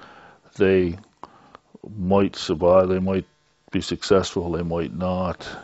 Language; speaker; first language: English; native; English